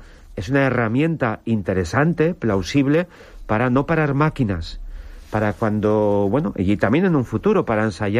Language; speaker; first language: Spanish; native; Spanish